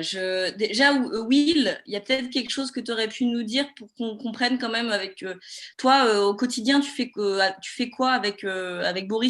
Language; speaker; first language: French; native; French